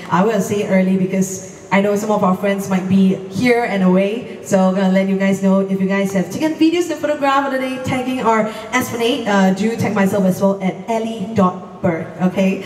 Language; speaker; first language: English; non-native, local second language; Chinese